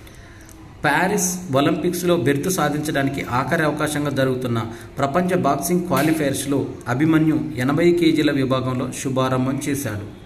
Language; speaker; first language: Telugu; native; Telugu